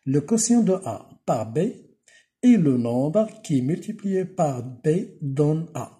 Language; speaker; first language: French; non-native, local second language; Arabic